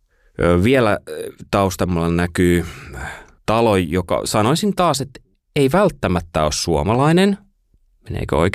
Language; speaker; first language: Finnish; native; Finnish